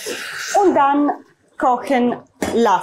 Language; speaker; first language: German; non-native, learner; Italian